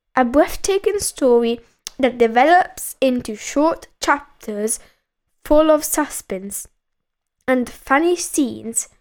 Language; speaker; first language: English; non-native, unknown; Italian